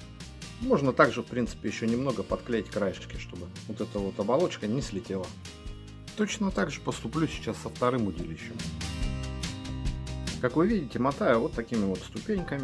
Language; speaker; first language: Russian; native; Russian